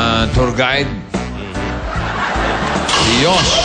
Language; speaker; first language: Filipino; native; Filipino